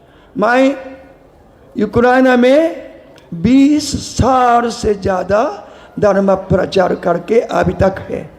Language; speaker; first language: Hindi; non-native, learner; Japanese